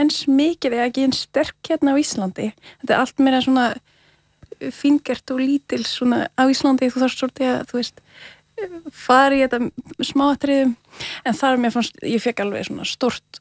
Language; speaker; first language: Icelandic; non-native, fluent; French